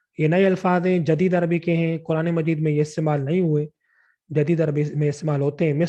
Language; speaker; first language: Urdu; non-native, local second language; Sindhi